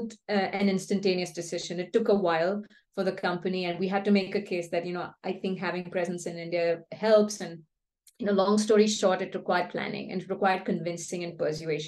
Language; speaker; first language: English; non-native, local second language; Kannada